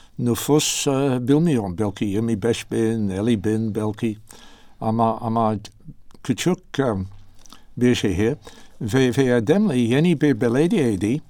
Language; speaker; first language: Turkish; non-native, learner; English